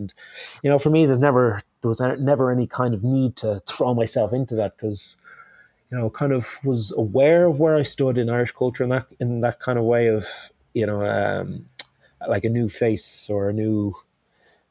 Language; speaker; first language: English; native; English